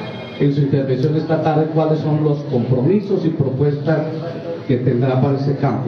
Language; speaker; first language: Spanish; native; Spanish